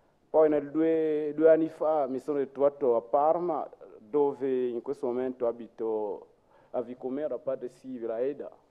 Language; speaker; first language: Italian; non-native, fluent; French